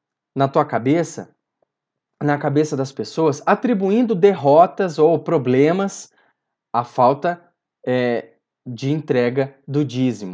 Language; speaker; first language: Portuguese; native; Portuguese